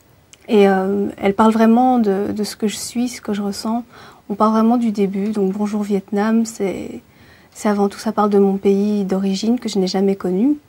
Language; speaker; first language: French; early bilingual, other home language; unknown